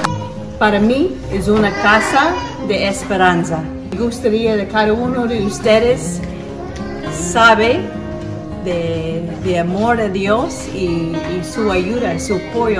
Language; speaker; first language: Spanish; non-native, learner; English